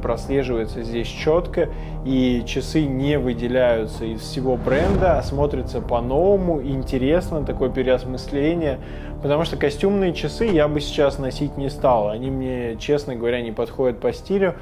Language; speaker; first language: Russian; native; Russian